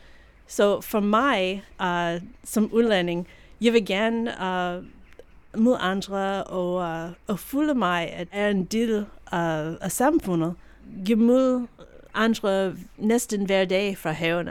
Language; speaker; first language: Danish; non-native, fluent; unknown